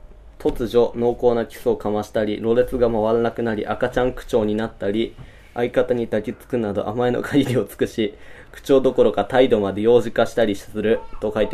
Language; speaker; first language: Japanese; native; Japanese